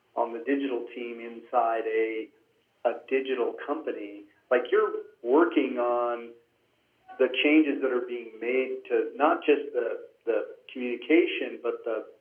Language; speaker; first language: English; native; English